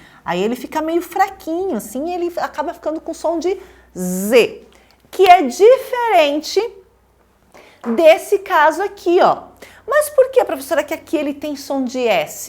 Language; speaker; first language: Portuguese; native; Portuguese